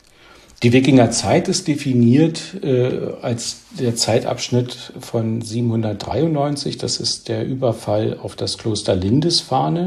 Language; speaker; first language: German; native; German